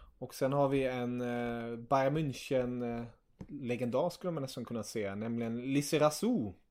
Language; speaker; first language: Swedish; early bilingual, other home language; German